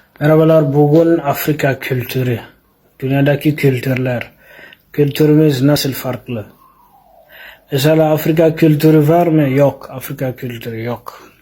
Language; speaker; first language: Turkish; non-native, fluent; Fula